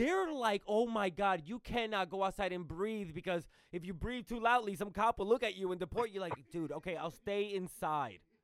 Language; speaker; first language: English; early bilingual, other home language; Spanish